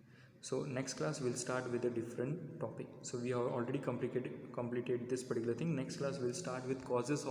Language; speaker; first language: English; non-native, local second language; Hindi